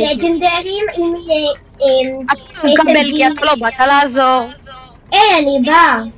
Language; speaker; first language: Hebrew; native; Hebrew